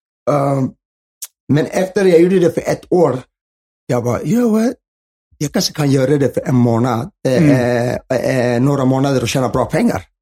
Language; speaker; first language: Swedish; early bilingual, other home language; Somali